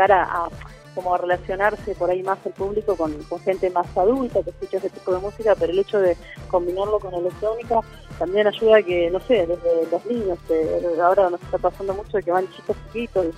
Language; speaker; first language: Spanish; native; Spanish